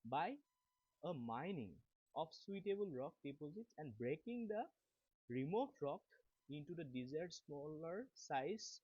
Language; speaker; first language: English; non-native, local second language; Assamese